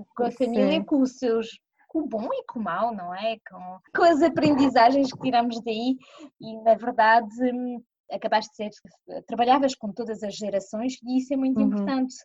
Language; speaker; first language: Portuguese; early bilingual, heritage; Portuguese